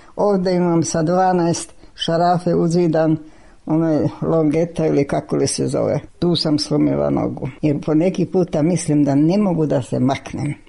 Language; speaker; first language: Serbian; non-native, local second language; Hungarian